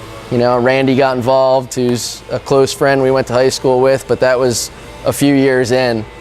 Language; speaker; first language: English; native; English